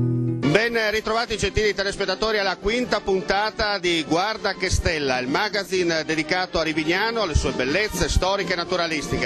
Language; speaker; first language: Italian; native; Italian